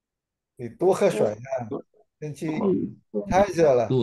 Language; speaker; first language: Chinese; non-native, learner; Vietnamese